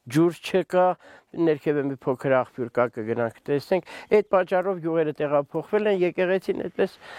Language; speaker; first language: Armenian; native; Armenian